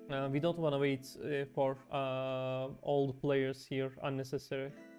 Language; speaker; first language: English; non-native, fluent; Turkish